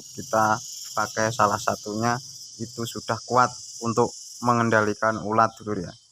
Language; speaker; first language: Indonesian; non-native, local second language; Javanese